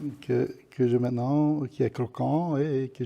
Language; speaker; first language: French; non-native, local second language; Dutch